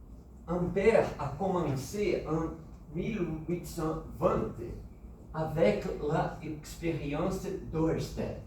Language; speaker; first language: French; non-native, fluent; Portuguese